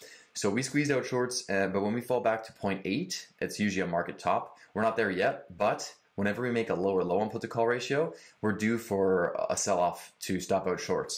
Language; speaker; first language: English; native; English